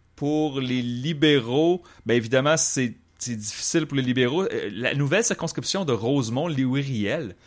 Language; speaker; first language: French; native; French